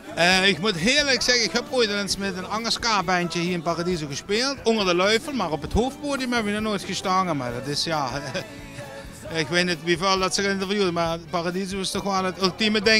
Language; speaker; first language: Dutch; native; Dutch